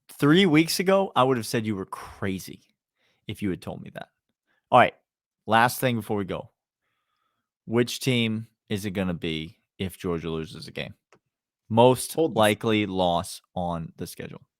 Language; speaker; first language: English; native; English